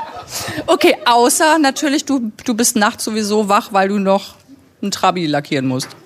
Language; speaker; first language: German; native; German